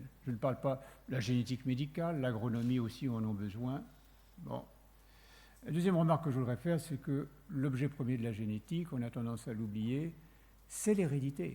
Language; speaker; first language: French; native; French